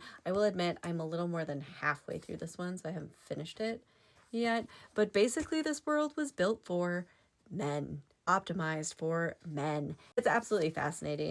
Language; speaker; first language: English; native; English